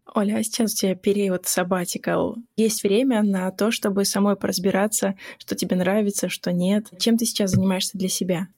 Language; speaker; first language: Russian; native; Russian